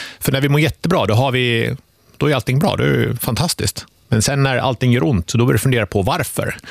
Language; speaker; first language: Swedish; early bilingual, other home language; Finnish